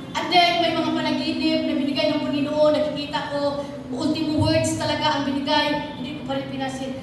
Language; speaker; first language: Filipino; non-native, local second language; Cebuano